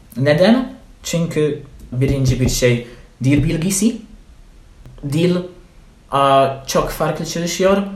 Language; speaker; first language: Turkish; non-native, learner; Polish